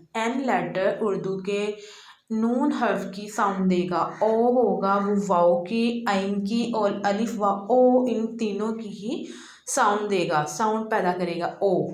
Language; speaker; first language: Urdu; native; Urdu